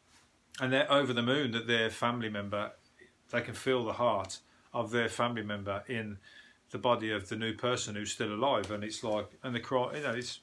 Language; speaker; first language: English; native; English